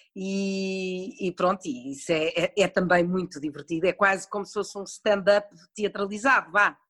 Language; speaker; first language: Portuguese; native; Portuguese